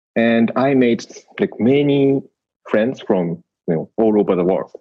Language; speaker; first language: English; non-native, learner; Japanese